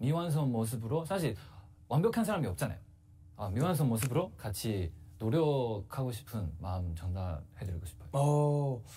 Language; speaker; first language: Korean; non-native, learner; Chinese